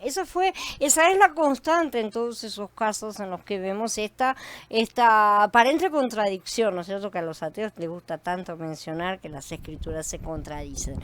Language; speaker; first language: Spanish; native; Spanish